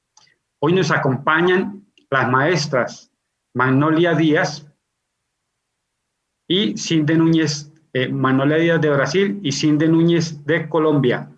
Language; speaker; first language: Spanish; native; Spanish